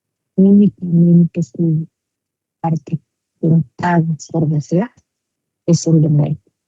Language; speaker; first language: Spanish; native; Spanish